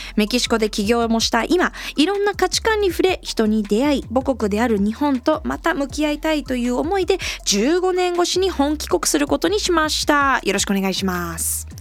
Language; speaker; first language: Japanese; native; Japanese